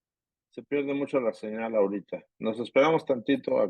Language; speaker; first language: Spanish; native; Spanish